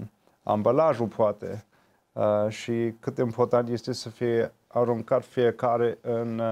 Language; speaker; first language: Romanian; non-native, fluent; English